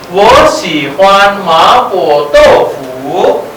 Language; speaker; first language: Chinese; non-native, fluent; Indonesian